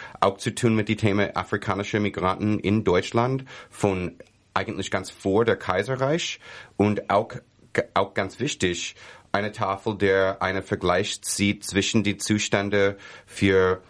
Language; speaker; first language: German; non-native, fluent; English